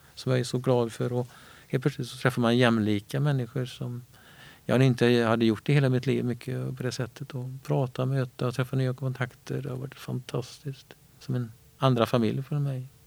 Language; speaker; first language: Swedish; native; Swedish